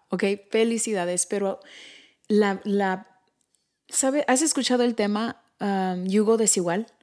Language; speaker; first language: Spanish; early bilingual, heritage; Spanish